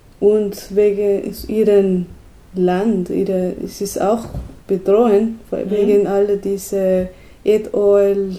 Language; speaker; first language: German; non-native, learner; Spanish